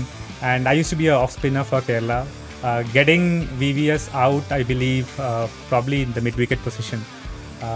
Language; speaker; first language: English; non-native, local second language; Tamil